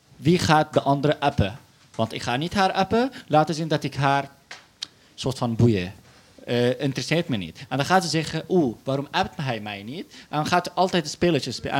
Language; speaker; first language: Dutch; non-native, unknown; Arabic